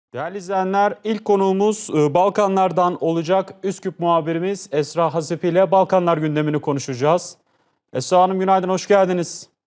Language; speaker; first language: Turkish; native; Turkish